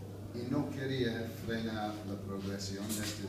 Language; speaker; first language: Spanish; non-native, fluent; English